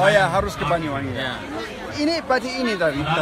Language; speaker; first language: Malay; non-native, fluent; English